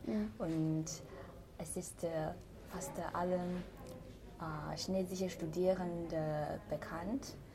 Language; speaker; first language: German; non-native, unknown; Chinese